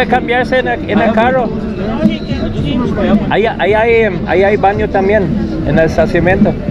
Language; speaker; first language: Spanish; non-native, learner; English